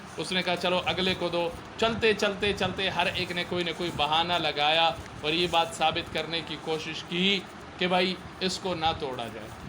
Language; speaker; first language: Urdu; non-native, local second language; Punjabi